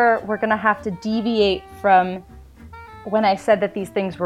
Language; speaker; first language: English; early bilingual, other home language; Tamil